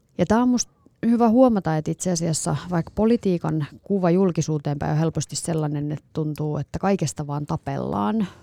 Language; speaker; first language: Finnish; native; Finnish